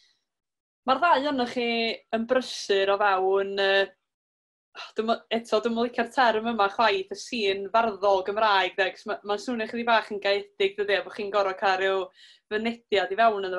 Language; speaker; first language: Welsh; native; Welsh